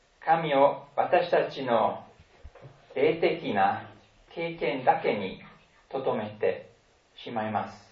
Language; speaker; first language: Japanese; non-native, fluent; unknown